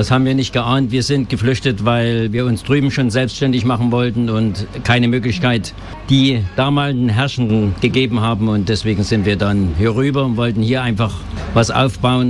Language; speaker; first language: German; native; German